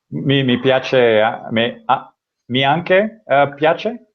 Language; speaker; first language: Italian; non-native, learner; English